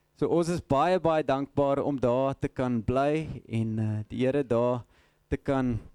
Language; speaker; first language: Afrikaans; non-native, local second language; English